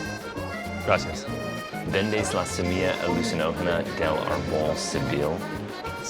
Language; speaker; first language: Spanish; non-native, learner; English